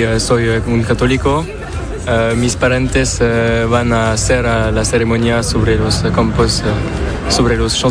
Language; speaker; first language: Spanish; non-native, learner; French